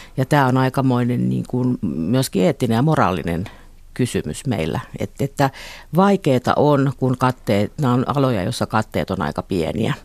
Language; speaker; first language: Finnish; native; Finnish